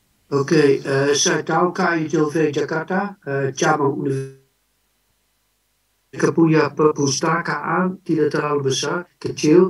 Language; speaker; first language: Indonesian; non-native, fluent; Dutch